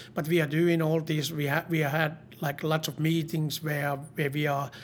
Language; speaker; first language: English; non-native, learner; Finnish